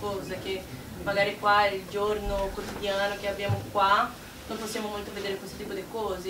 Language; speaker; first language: Italian; non-native, learner; Portuguese